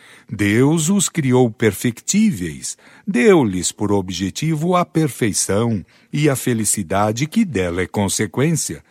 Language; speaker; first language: Portuguese; native; Portuguese